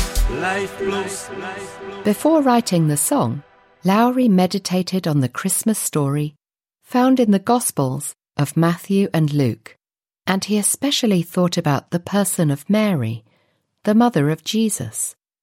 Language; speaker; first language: English; native; English